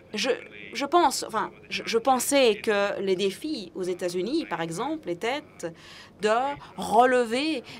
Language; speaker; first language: French; non-native, fluent; English